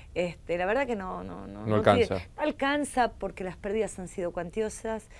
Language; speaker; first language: Spanish; native; Spanish